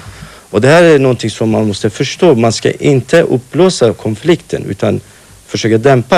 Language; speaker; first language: Swedish; non-native, fluent; Kurdish